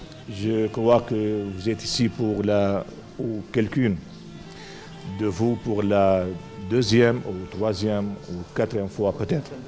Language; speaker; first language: French; non-native, fluent; Arabic